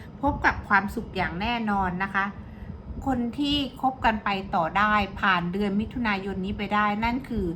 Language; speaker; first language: Thai; native; Thai